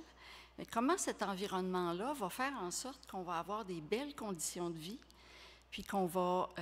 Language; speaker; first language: French; native; French